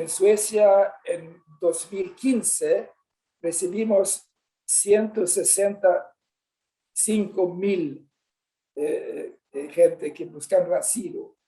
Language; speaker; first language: Spanish; non-native, fluent; Swedish